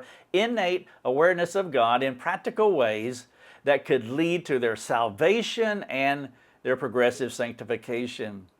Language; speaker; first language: English; native; English